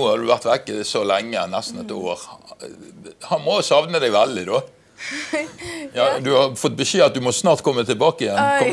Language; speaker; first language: Norwegian; native; Norwegian